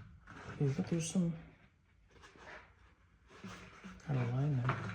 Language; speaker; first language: English; native; English